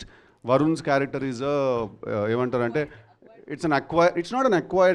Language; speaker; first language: Telugu; native; Telugu